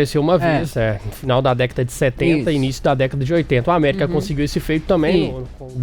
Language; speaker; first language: Portuguese; native; Portuguese